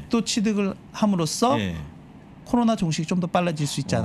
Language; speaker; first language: Korean; native; Korean